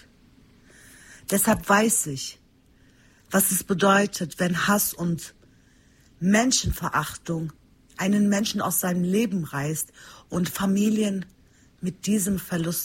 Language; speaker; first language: German; early bilingual, other home language; Turkish